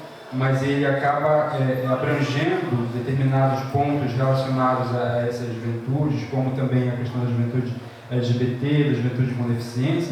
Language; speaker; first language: Portuguese; native; Portuguese